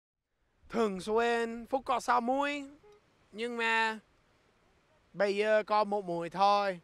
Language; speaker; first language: Vietnamese; non-native, learner; English